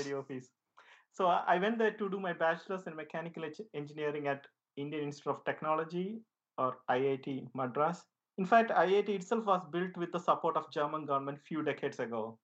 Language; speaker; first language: English; non-native, local second language; Malayalam